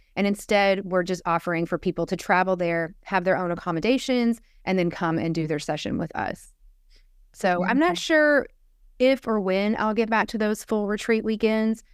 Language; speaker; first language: English; native; English